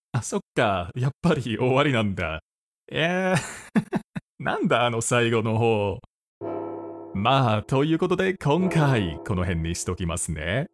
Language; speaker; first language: Japanese; non-native, fluent; English